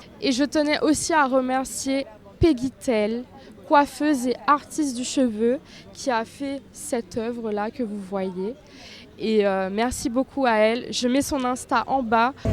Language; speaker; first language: French; native; French